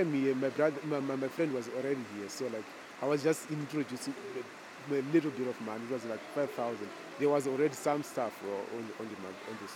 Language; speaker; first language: English; non-native, local second language; Shona